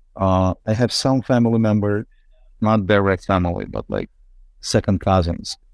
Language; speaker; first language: English; non-native, fluent; Ukrainian